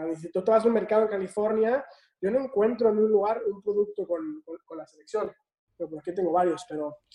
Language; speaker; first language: Spanish; native; Spanish